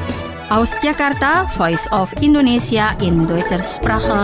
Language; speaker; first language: German; non-native, fluent; Indonesian